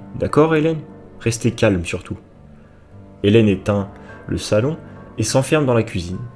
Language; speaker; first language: French; native; French